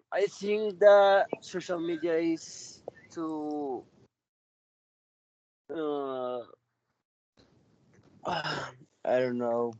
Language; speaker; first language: English; non-native, learner; Spanish